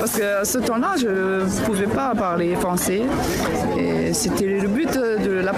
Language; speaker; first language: French; non-native, fluent; German